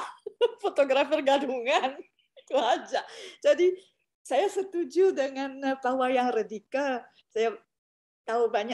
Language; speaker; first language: Indonesian; non-native, fluent; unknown